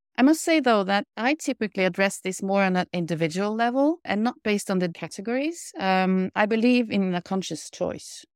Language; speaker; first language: English; non-native, fluent; Norwegian